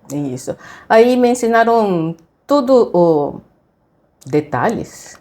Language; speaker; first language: Portuguese; non-native, fluent; Japanese